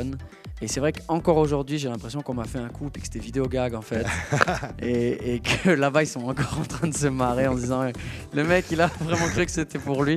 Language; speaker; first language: French; native; French